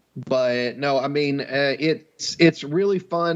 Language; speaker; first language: English; native; English